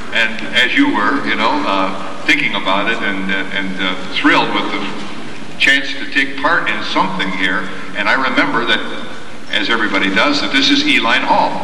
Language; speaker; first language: English; native; English